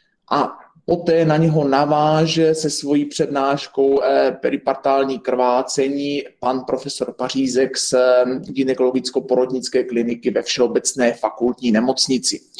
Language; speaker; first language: Czech; native; Czech